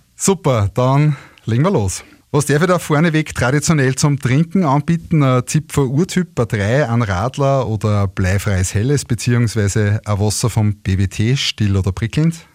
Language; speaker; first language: German; native; German